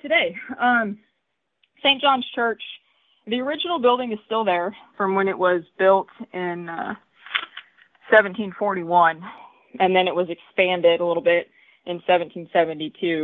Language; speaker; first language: English; native; English